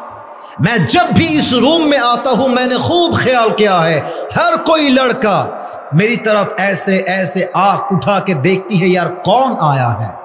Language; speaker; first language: Hindi; non-native, fluent; Bangla